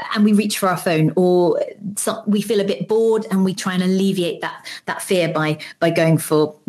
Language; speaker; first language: English; native; English